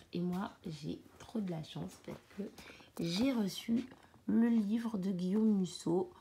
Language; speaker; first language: French; native; French